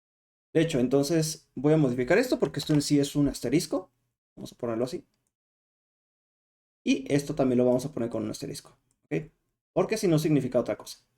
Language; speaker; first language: Spanish; native; Spanish